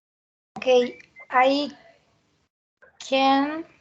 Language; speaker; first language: English; non-native, learner; Spanish